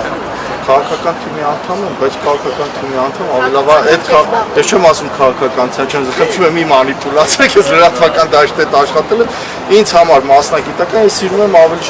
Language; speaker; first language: Armenian; native; Armenian